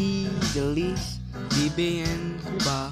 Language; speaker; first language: Spanish; non-native, learner; French